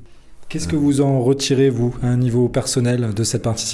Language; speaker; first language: French; native; French